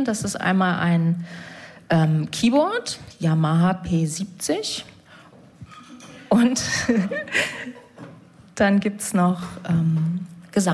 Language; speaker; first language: German; native; German